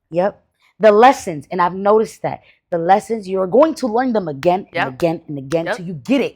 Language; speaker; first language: English; native; English